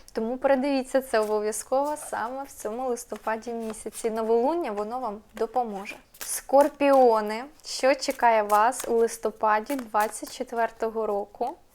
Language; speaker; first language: Ukrainian; non-native, local second language; Russian